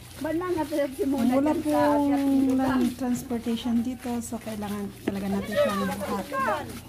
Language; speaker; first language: Filipino; non-native, local second language; Bikol